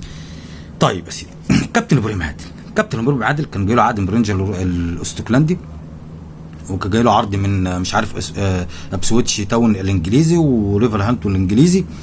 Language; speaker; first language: Arabic; native; Arabic